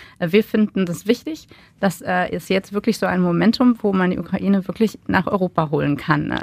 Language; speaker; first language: German; native; German